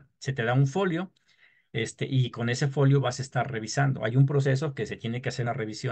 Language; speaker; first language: Spanish; native; Spanish